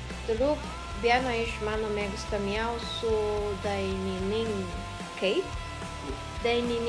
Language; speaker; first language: Lithuanian; non-native, learner; Japanese